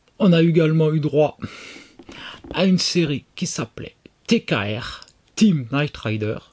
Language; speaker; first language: French; native; French